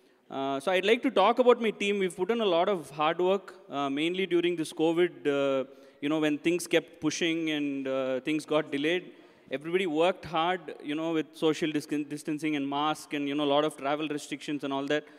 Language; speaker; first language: English; non-native, local second language; Tamil